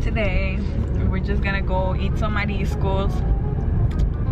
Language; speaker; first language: English; early bilingual, other home language; Spanish